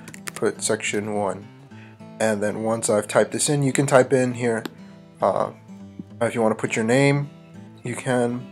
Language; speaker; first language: English; native; English